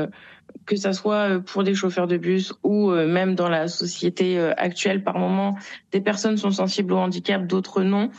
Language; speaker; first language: French; native; French